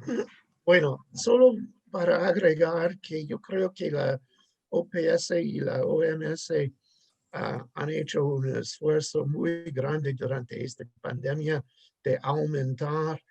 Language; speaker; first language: Spanish; non-native, fluent; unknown